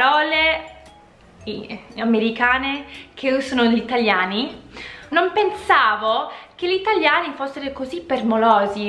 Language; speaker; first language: Italian; non-native, fluent; English